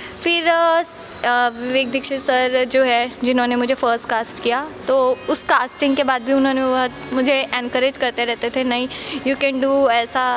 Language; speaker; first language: Hindi; native; Hindi